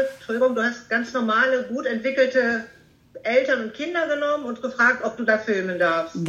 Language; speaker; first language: German; native; German